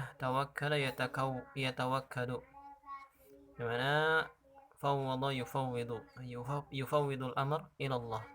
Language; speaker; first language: Arabic; non-native, fluent; Indonesian